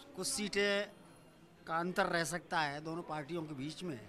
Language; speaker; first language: Hindi; native; Hindi